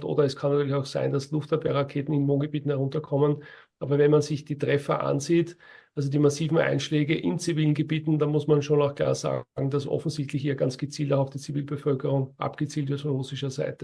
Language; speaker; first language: German; native; German